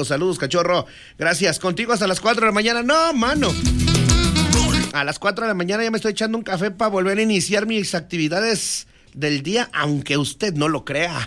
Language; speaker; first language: Spanish; native; Spanish